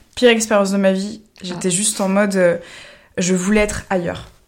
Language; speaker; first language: French; native; French